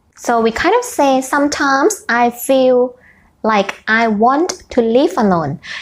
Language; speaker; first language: English; non-native, fluent; Thai